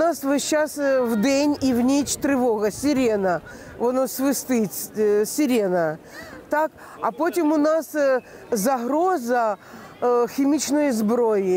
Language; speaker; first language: Ukrainian; non-native, local second language; Russian